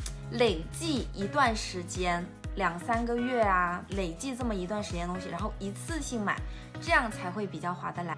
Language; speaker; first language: Chinese; native; Chinese